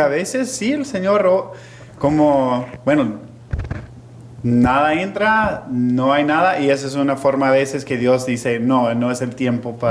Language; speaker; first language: Spanish; non-native, fluent; English